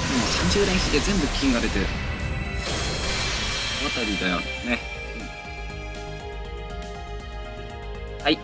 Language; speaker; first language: Japanese; native; Japanese